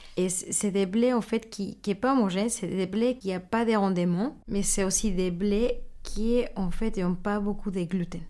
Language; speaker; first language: French; non-native, fluent; Spanish